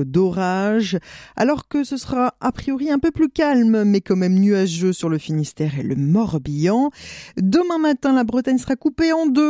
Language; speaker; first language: French; native; French